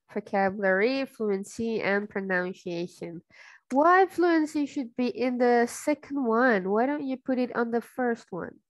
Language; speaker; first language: English; non-native, fluent; Indonesian